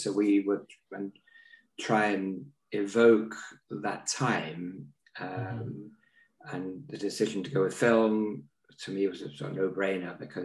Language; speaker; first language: English; native; English